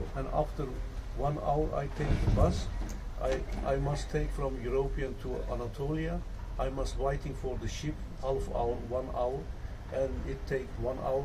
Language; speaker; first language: English; non-native, learner; Turkish